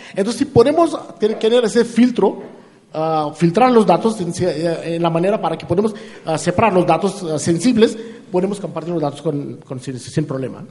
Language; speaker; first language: Spanish; non-native, fluent; Hindi